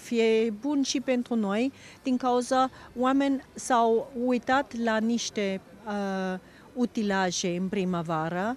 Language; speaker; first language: Romanian; non-native, fluent; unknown